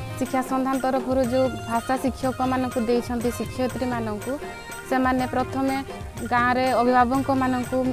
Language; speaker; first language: Odia; non-native, local second language; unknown